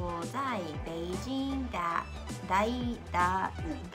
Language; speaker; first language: Chinese; non-native, learner; Japanese